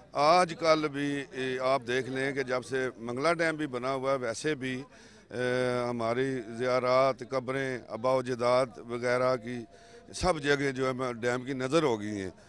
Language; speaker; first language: Urdu; non-native, local second language; Pahari-Potwari